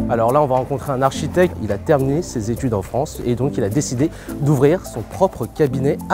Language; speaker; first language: French; native; French